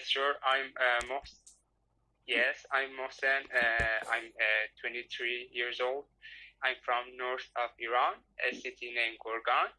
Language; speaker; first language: English; non-native, learner; Persian